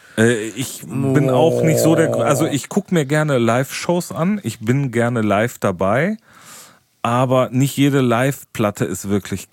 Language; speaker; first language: German; native; German